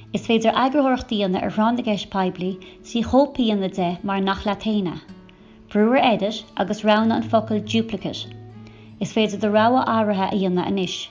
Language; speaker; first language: Irish; native; Irish